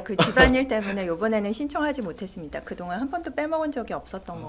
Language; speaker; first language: Korean; native; Korean